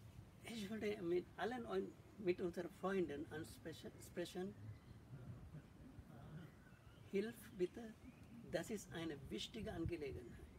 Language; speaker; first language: German; non-native, learner; Sinhala